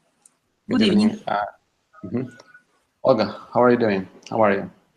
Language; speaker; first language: English; non-native, fluent; Russian